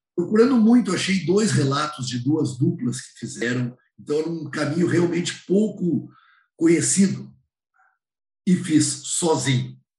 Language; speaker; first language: Portuguese; native; Portuguese